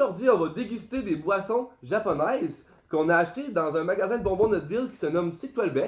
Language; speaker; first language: French; native; French